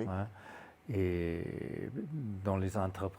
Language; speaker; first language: French; non-native, fluent; Danish